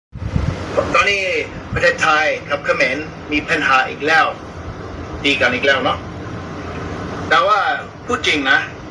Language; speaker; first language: Thai; non-native, fluent; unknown